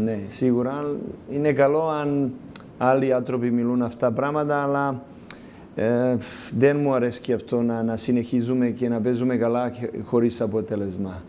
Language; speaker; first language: Greek; non-native, learner; Serbian